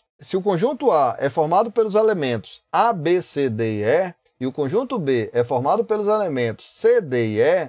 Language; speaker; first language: Portuguese; native; Portuguese